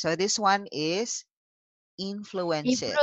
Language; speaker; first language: English; non-native, local second language; Filipino